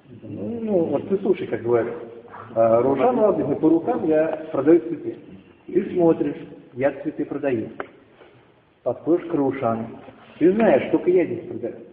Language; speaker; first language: Russian; native; Russian